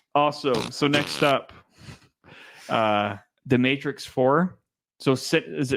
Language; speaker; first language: English; native; English